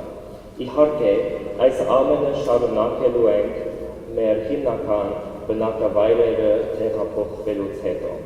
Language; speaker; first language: Armenian; non-native, learner; English